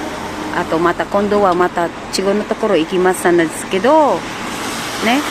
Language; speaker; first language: Japanese; non-native, learner; Filipino